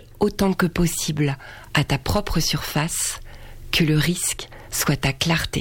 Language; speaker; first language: French; native; French